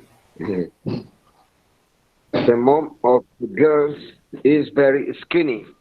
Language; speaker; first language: English; non-native, learner; Spanish